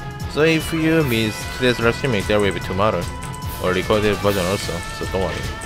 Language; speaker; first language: English; non-native, fluent; Korean